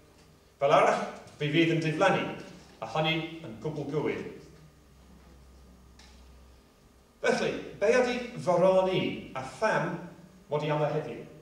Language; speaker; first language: Welsh; non-native, fluent; English